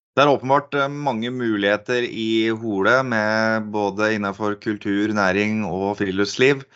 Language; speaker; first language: Norwegian; native; Norwegian